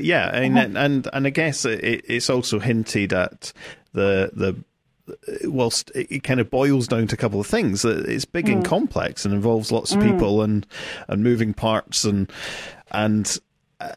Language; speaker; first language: English; native; English